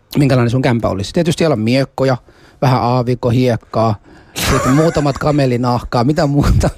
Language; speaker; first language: Finnish; early bilingual, other home language; Somali